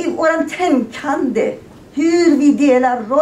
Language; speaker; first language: Swedish; non-native, fluent; Persian